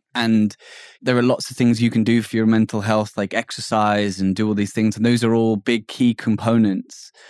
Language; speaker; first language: English; native; English